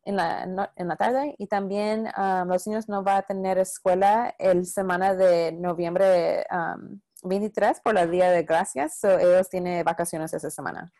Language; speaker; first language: Spanish; non-native, local second language; English